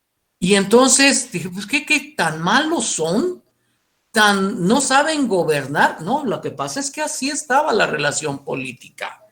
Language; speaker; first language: Spanish; native; Spanish